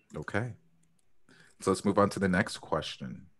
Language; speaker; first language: English; native; English